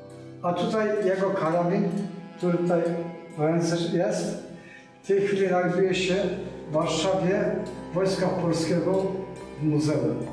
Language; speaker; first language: Polish; early bilingual, heritage; Polish